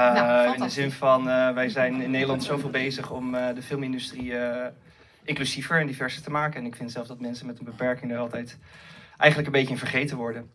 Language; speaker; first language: Dutch; native; Dutch